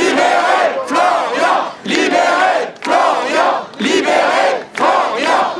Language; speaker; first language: French; early bilingual, other home language; Arabic